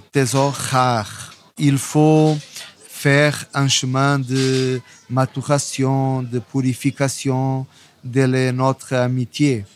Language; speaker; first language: French; non-native, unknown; Portuguese